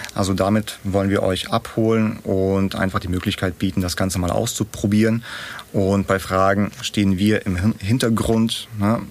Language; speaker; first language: German; early bilingual, other home language; Russian